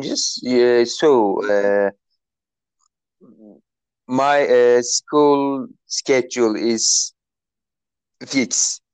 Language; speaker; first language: English; non-native, learner; Turkish